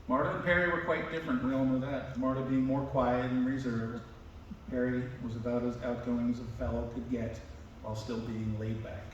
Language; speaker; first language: English; native; English